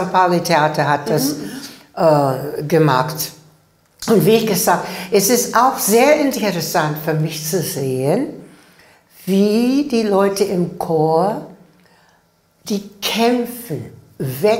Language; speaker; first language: German; non-native, learner; English